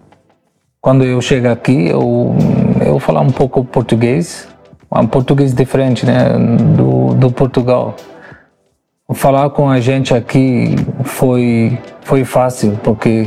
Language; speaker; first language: Portuguese; non-native, learner; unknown